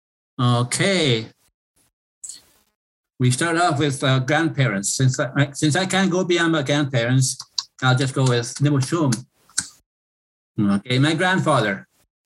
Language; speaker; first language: English; non-native, fluent; Cree